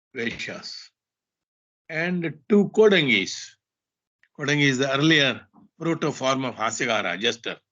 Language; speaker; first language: English; non-native, local second language; Kannada